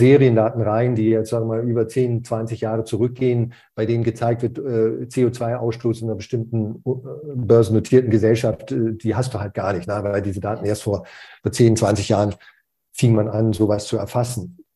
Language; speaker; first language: German; native; German